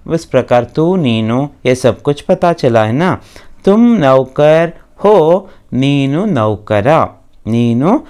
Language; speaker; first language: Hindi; non-native, local second language; Kannada